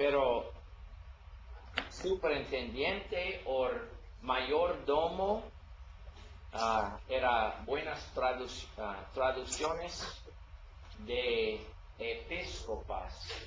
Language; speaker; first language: Spanish; non-native, learner; English